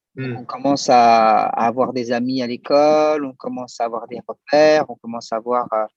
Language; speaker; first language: French; native; French